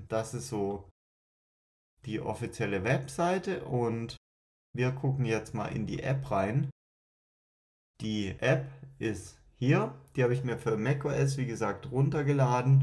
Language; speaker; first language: German; native; German